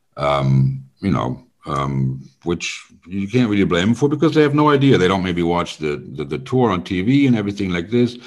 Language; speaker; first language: English; non-native, fluent; German